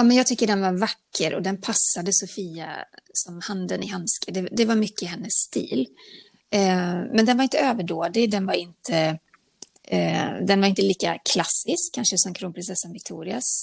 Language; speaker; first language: Swedish; native; Swedish